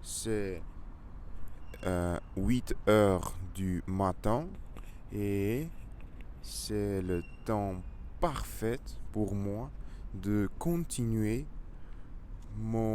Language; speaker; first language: French; non-native, learner; Russian